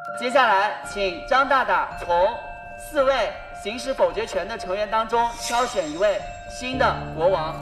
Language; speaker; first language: Chinese; native; Chinese